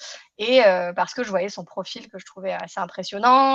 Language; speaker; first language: French; native; French